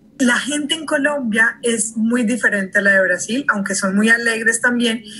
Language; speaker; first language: Spanish; early bilingual, heritage; Spanish